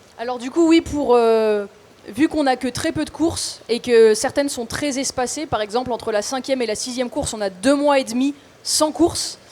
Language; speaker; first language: French; native; French